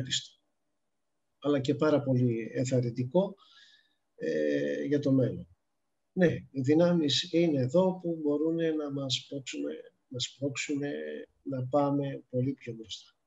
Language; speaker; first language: Greek; native; Greek